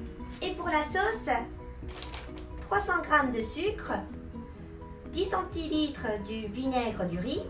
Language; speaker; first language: French; non-native, fluent; Japanese